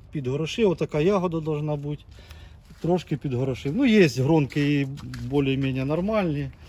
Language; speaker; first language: Ukrainian; non-native, local second language; Russian